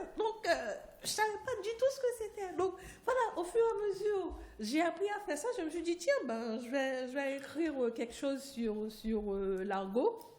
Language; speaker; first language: French; non-native, local second language; Haitian Creole